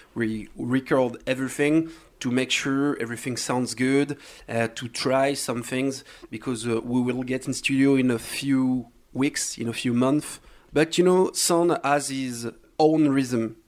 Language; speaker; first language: English; non-native, learner; French